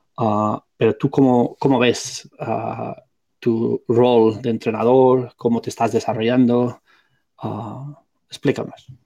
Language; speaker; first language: Spanish; non-native, local second language; Catalan